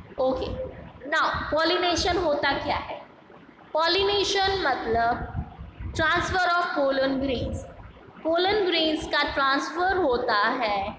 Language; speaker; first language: Hindi; non-native, local second language; Gujarati